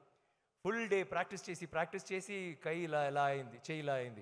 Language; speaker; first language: Telugu; non-native, learner; Tamil